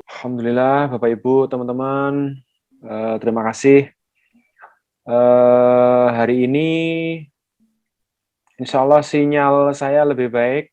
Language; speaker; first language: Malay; non-native, local second language; Javanese